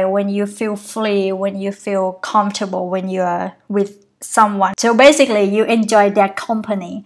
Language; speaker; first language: English; non-native, fluent; Thai